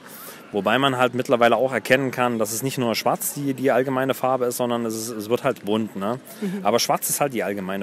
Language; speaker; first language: German; native; German